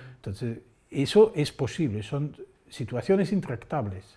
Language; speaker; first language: Spanish; non-native, fluent; Dutch